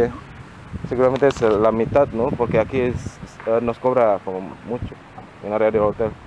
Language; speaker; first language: Spanish; non-native, learner; Indonesian